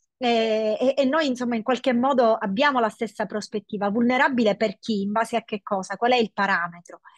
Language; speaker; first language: Italian; native; Italian